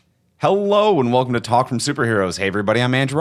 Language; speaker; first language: English; native; English